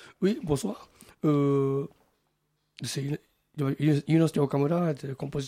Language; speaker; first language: French; non-native, learner; Japanese